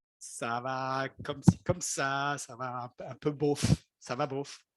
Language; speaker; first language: French; non-native, fluent; English